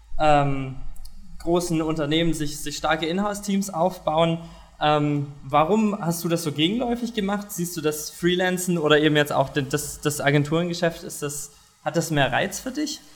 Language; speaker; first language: German; native; German